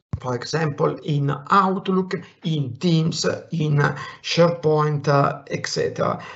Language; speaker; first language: English; non-native, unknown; Italian